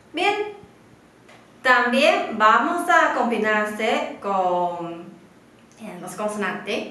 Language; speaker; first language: Spanish; non-native, fluent; Chinese